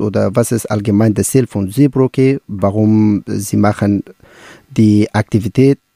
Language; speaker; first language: German; non-native, learner; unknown